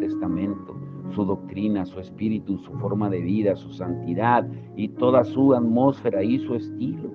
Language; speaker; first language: Spanish; native; Spanish